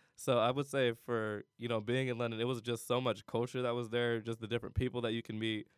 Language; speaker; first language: English; native; English